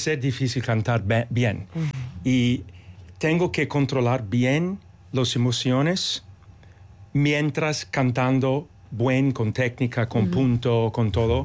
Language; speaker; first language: Spanish; non-native, learner; English